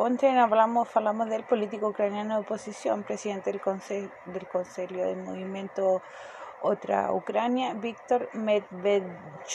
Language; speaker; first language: Portuguese; non-native, fluent; Spanish